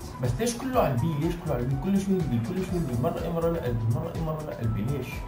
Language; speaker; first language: Arabic; native; Arabic